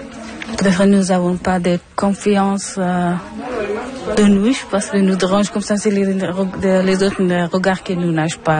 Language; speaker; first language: French; non-native, learner; Persian